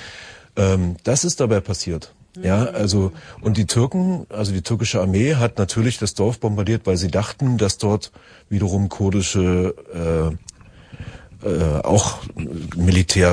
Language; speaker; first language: German; native; German